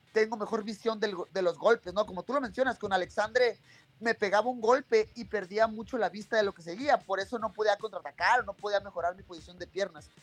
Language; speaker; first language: Spanish; native; Spanish